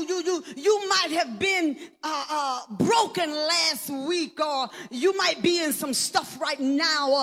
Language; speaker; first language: English; native; English